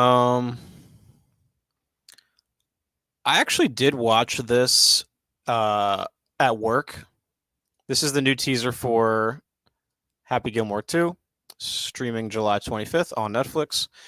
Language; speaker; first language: English; native; English